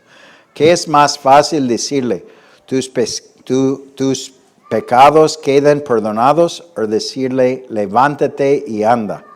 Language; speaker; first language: Spanish; non-native, fluent; English